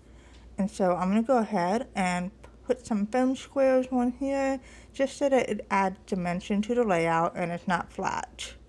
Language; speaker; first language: English; native; English